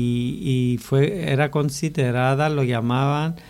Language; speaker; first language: Spanish; non-native, fluent; Greek